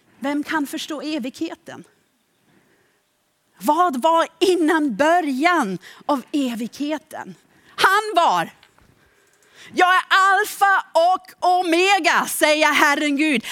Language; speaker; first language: Swedish; non-native, fluent; German